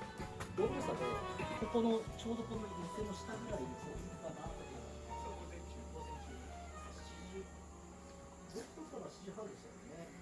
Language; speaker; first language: Japanese; native; Japanese